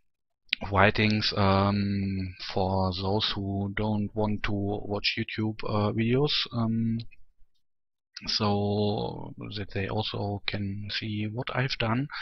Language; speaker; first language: English; non-native, learner; German